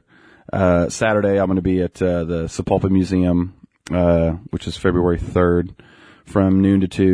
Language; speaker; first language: English; native; English